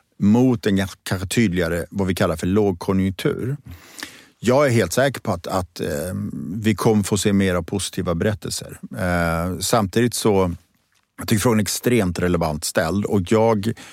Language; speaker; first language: Swedish; native; Swedish